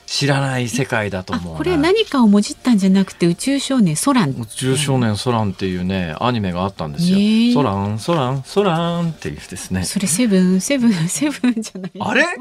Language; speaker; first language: Japanese; early bilingual, other home language; Chinese